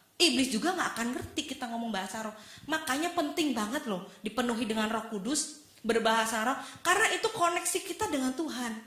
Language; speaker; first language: Indonesian; native; Indonesian